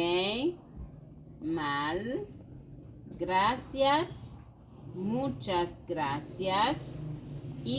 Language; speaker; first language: Spanish; non-native, fluent; French